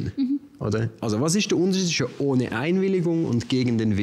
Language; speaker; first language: German; native; German